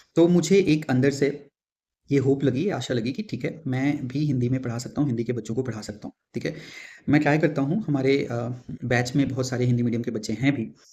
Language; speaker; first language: Hindi; native; Hindi